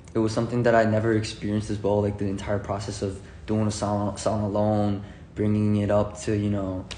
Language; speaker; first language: English; early bilingual, other home language; Korean